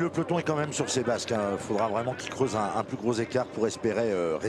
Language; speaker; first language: French; native; French